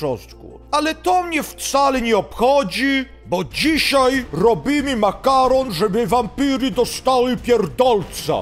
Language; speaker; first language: Polish; early bilingual, heritage; Polish